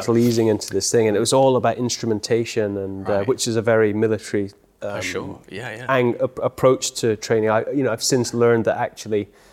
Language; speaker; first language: English; native; English